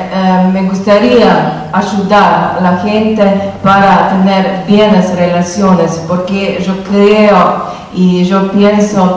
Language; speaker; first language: Spanish; non-native, learner; Slovenian